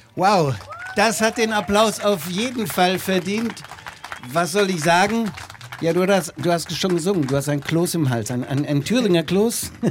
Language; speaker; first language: German; native; German